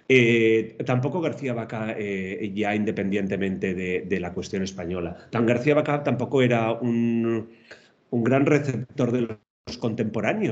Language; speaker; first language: Spanish; native; Spanish